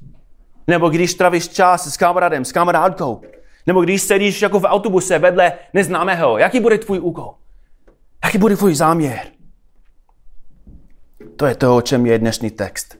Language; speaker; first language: Czech; non-native, fluent; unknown